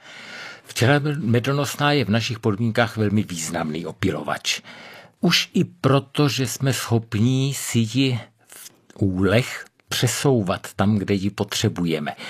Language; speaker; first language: Czech; native; Czech